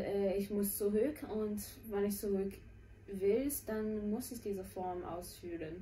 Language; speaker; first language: German; non-native, fluent; Chinese